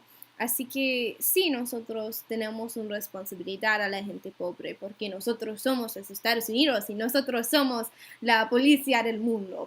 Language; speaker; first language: Spanish; non-native, learner; English